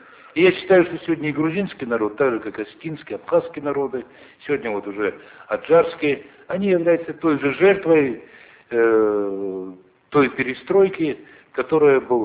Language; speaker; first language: Russian; non-native, local second language; Ossetic